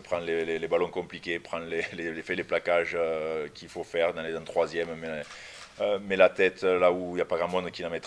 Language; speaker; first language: French; native; French